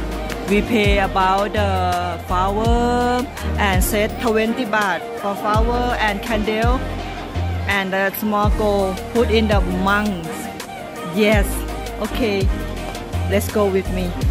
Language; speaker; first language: English; non-native, learner; Thai